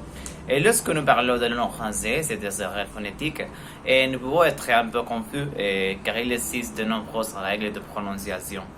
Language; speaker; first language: French; non-native, learner; Spanish